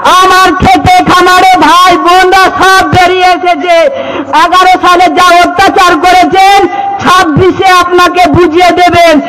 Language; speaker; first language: Bangla; non-native, local second language; Santali